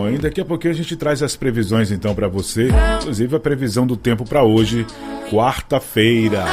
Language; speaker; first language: Portuguese; native; Portuguese